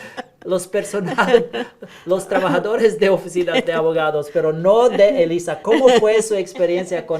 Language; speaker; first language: Spanish; non-native, learner; English